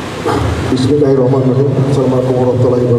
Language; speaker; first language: Malay; native; Malay